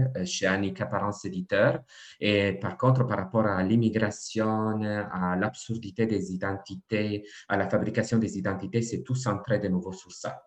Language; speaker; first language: French; non-native, fluent; Italian